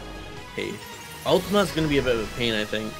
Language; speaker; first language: English; native; English